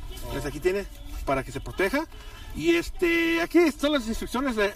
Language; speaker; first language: Spanish; early bilingual, heritage; Spanish